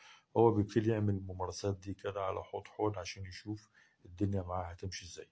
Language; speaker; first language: Arabic; native; Arabic